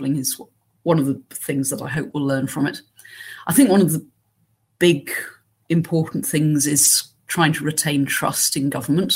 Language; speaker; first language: English; native; English